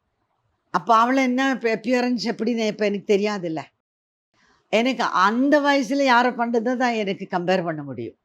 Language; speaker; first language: Tamil; non-native, learner; Malayalam